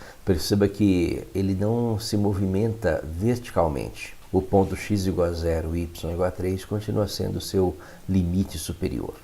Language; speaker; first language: Portuguese; native; Portuguese